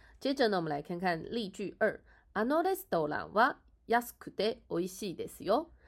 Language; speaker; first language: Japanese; non-native, fluent; Chinese